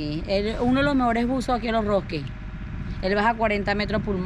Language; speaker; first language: Spanish; native; Spanish